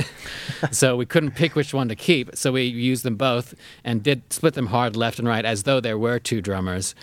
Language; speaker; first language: English; native; English